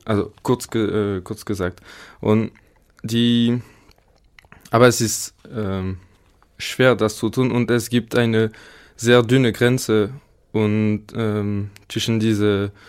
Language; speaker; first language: German; non-native, learner; French